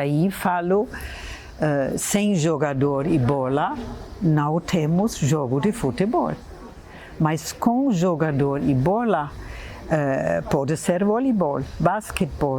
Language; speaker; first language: Portuguese; non-native, fluent; German